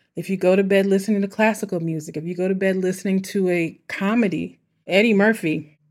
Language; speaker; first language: English; native; English